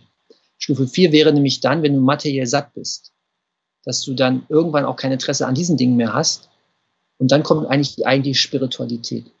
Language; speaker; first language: German; native; German